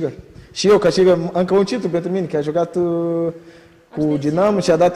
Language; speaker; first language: Romanian; non-native, learner; Portuguese